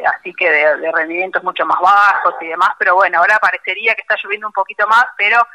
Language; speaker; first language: Spanish; native; Spanish